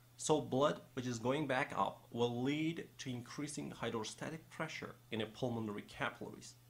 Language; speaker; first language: English; non-native, fluent; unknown